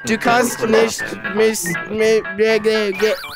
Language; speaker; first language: German; non-native, learner; English